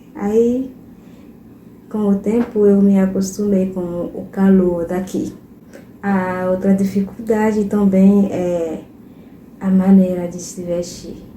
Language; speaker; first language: Portuguese; non-native, fluent; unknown